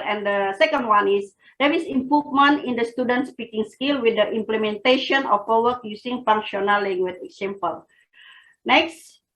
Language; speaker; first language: English; non-native, fluent; Indonesian